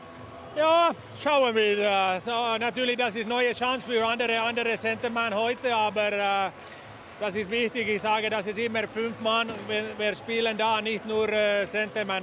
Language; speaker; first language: German; non-native, learner; Finnish